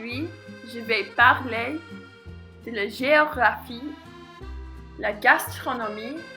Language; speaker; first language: French; non-native, learner; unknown